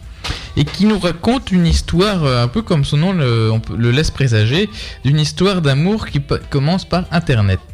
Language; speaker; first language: French; native; French